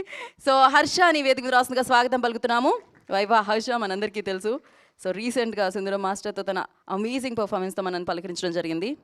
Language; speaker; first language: Telugu; native; Telugu